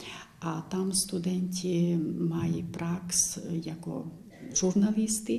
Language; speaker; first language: Czech; non-native, local second language; Ukrainian